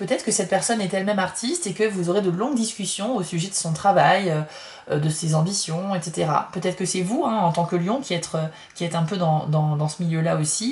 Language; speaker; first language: French; native; French